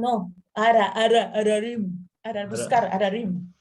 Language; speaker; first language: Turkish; non-native, learner; Spanish